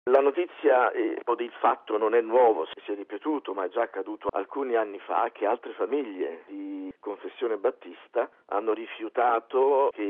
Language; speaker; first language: Italian; native; Italian